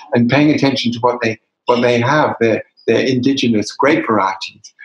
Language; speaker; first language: English; native; English